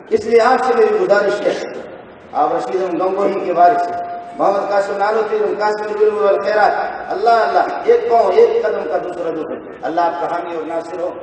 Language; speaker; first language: Urdu; non-native, local second language; Brahui